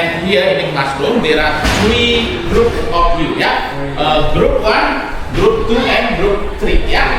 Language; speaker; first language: English; non-native, fluent; Indonesian